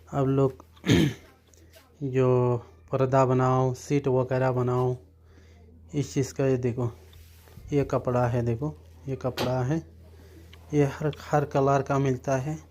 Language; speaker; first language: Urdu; non-native, local second language; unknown